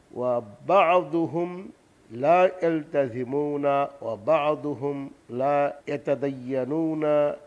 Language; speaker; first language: Arabic; non-native, fluent; Bangla